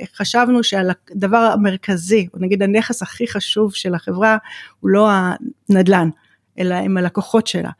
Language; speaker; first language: Hebrew; native; Hebrew